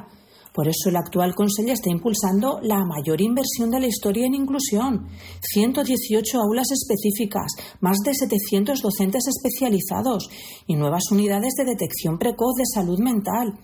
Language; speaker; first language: Spanish; native; Spanish